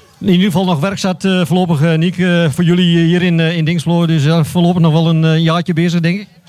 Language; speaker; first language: Dutch; native; Dutch